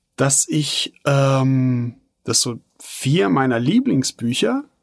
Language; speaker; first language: German; non-native, fluent; Bosnian